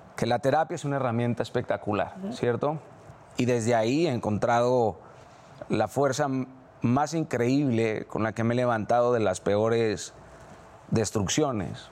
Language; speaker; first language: Spanish; native; Spanish